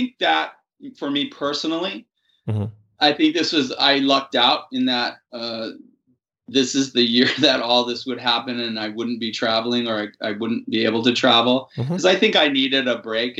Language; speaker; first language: English; native; English